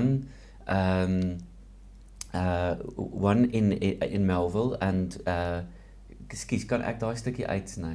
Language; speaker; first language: Afrikaans; native; Afrikaans